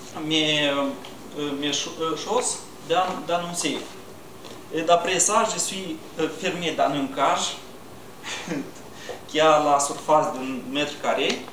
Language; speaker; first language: French; non-native, learner; Romanian